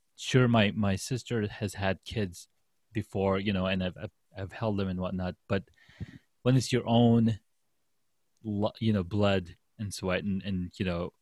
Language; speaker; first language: English; non-native, fluent; Urdu